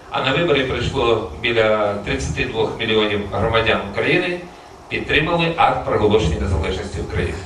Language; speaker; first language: Ukrainian; native; Ukrainian